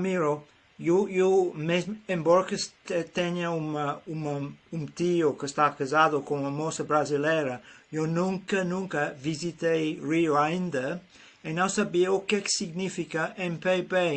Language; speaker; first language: Portuguese; non-native, learner; English